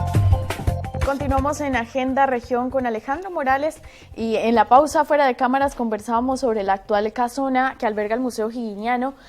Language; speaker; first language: Spanish; native; Spanish